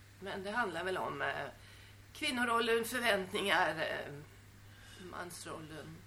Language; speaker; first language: Swedish; native; Swedish